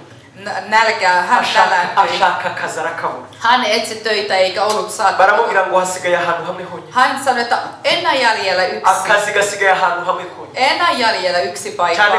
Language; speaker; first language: Finnish; non-native, fluent; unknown